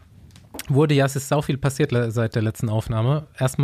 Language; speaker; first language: German; native; German